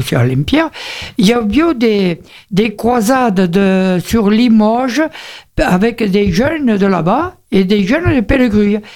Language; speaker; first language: French; native; French